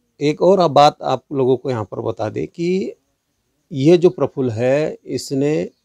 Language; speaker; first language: Hindi; non-native, local second language; Marathi